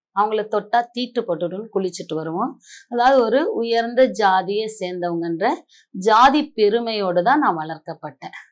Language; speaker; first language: Tamil; non-native, local second language; Marathi